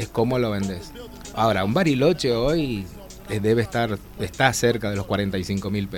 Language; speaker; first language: Spanish; native; Spanish